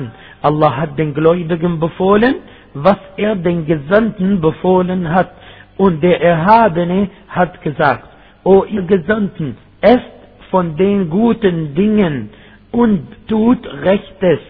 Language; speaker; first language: German; non-native, fluent; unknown